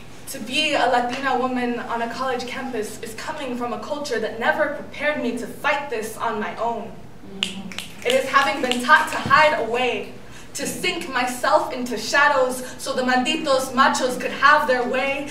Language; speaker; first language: English; early bilingual, other home language; Spanish